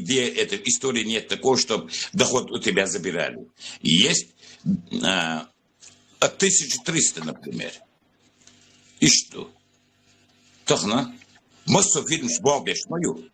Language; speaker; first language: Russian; non-native, local second language; Chechen